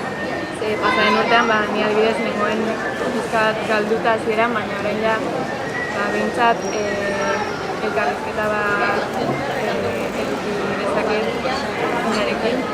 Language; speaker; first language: Basque; non-native, local second language; Spanish